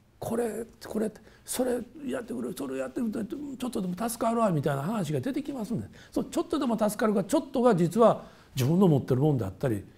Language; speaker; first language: Japanese; native; Japanese